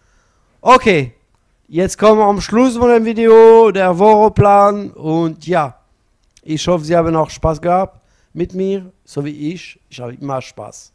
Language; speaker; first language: German; non-native, learner; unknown